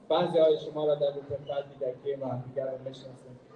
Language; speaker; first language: Persian; non-native, learner; German